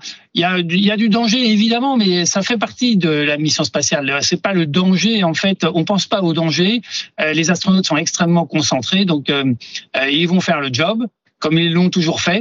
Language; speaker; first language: French; native; French